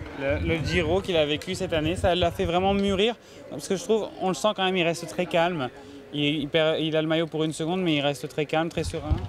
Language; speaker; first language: French; native; French